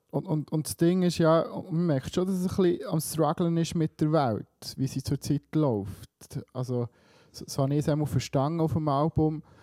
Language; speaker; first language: German; early bilingual, other home language; Swiss German